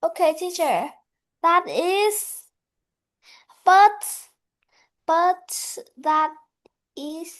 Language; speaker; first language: English; non-native, learner; Vietnamese